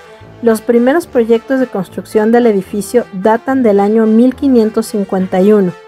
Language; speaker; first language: Spanish; native; Spanish